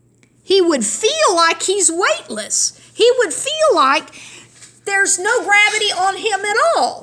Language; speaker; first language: English; native; English